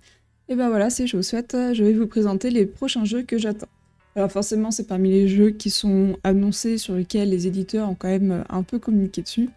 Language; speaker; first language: French; native; French